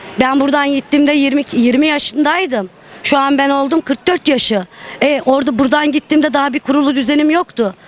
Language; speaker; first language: Turkish; native; Turkish